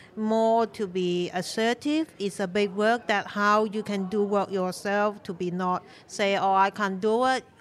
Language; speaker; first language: English; non-native, local second language; Cantonese